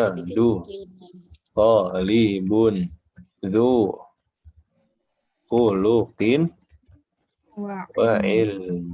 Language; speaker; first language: Arabic; non-native, fluent; Indonesian